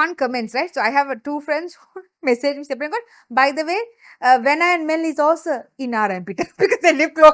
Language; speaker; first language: English; non-native, local second language; Sinhala